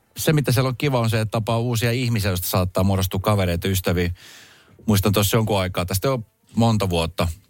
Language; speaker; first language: Finnish; native; Finnish